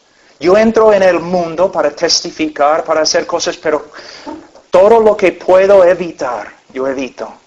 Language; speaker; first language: Spanish; non-native, fluent; English